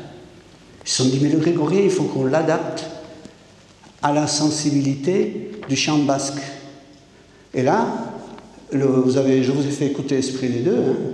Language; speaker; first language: French; native; French